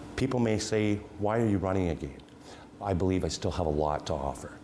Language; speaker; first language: English; native; English